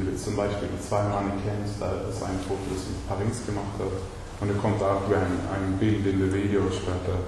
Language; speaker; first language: German; non-native, learner; Swedish